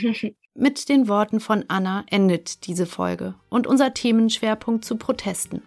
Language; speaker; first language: German; native; German